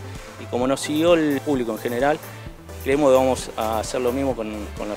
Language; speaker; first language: Spanish; native; Spanish